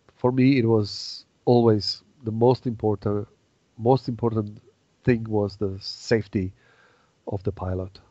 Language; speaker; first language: English; non-native, fluent; Czech